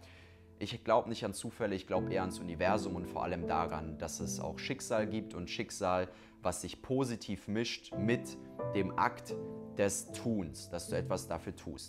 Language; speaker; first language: German; native; German